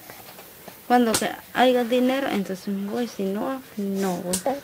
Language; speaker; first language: Spanish; non-native, local second language; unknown